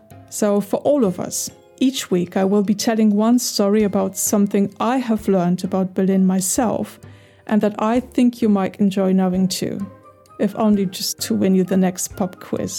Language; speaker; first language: English; non-native, fluent; Polish